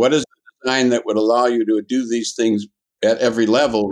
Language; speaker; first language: English; native; English